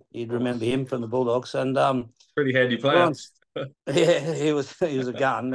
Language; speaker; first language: English; native; English